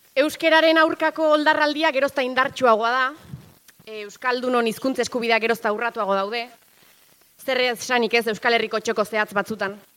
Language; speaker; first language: Basque; native; Basque